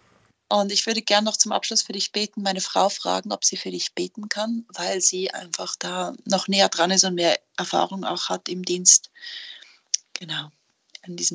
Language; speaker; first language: German; native; German